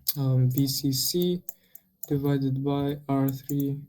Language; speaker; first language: English; non-native, fluent; Romanian